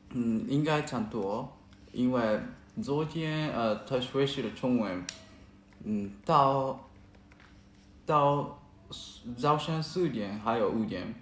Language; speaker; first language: Chinese; non-native, learner; Japanese